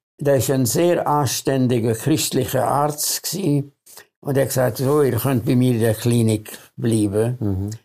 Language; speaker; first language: German; early bilingual, other home language; Hungarian